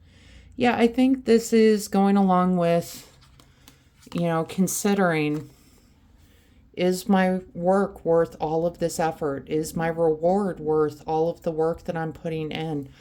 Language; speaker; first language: English; native; English